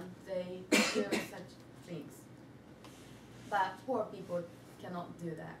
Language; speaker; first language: English; non-native, learner; Japanese